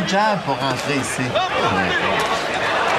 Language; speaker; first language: French; native; French